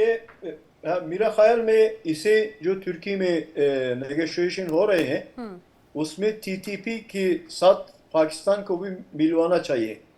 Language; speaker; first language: Hindi; non-native, fluent; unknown